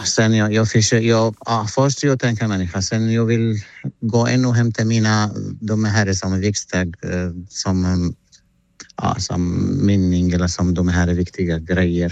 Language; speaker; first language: Swedish; non-native, learner; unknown